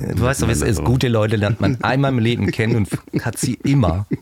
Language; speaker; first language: German; native; German